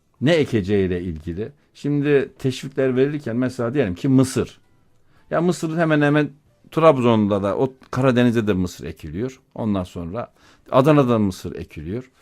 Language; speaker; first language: Turkish; native; Turkish